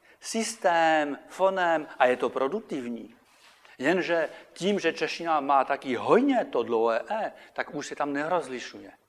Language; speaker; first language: Czech; non-native, fluent; French